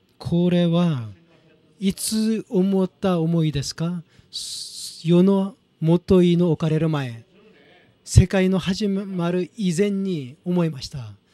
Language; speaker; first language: Japanese; non-native, fluent; Korean